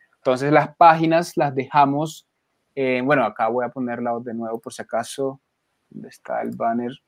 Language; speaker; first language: Spanish; native; Spanish